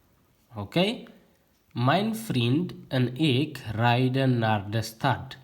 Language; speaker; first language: Dutch; non-native, learner; Tigrinya